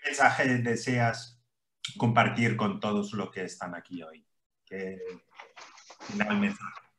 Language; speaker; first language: Spanish; early bilingual, heritage; English